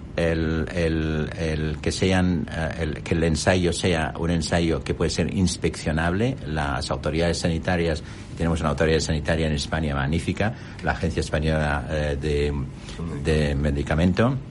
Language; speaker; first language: Spanish; non-native, fluent; Arabic